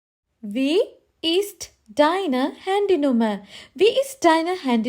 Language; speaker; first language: German; non-native, learner; Sinhala